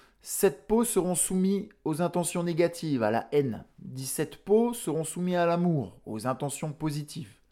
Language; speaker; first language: French; native; French